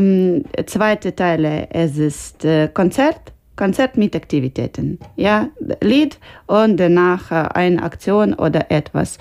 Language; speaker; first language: German; non-native, learner; Ukrainian